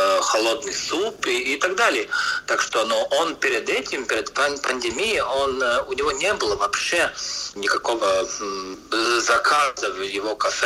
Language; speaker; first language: Russian; non-native, local second language; Latvian